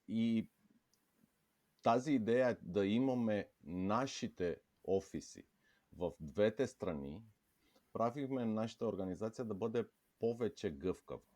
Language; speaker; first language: Bulgarian; non-native, fluent; Romanian